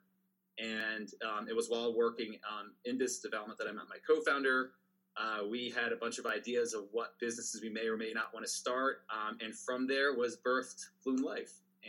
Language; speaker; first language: English; native; English